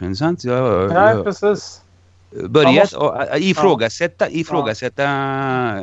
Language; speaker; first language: Swedish; non-native, fluent; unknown